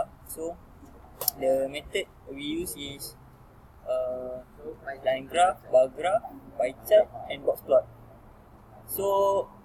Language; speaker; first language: English; non-native, learner; Malay